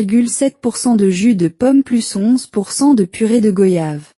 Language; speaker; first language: French; non-native, learner; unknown